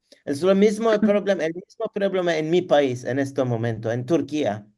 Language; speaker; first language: Spanish; non-native, learner; Turkish